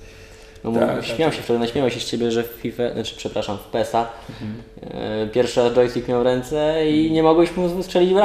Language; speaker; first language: Polish; native; Polish